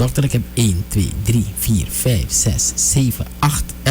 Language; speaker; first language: Dutch; native; Dutch